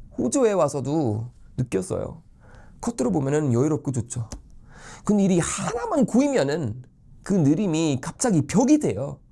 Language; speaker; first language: Korean; non-native, fluent; Swedish